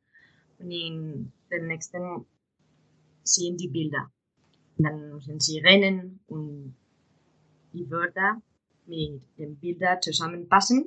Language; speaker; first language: German; non-native, fluent; Spanish